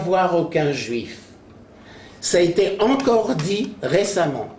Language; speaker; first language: French; native; French